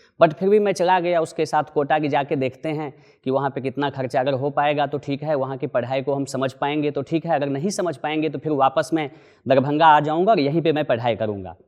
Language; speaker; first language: Hindi; non-native, local second language; Maithili